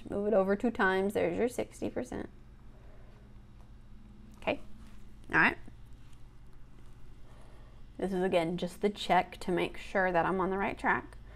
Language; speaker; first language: English; native; English